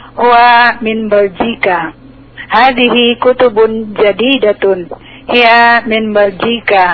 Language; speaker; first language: Arabic; non-native, learner; Indonesian